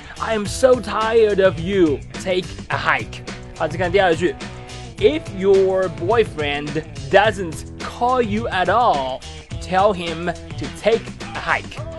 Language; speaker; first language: English; non-native, fluent; Chinese